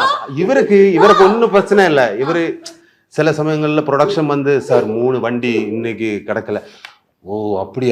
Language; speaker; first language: Tamil; non-native, learner; Malayalam